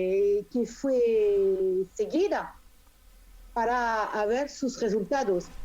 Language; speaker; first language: Spanish; non-native, fluent; French